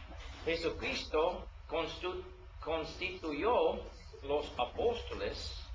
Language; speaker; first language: Spanish; non-native, learner; English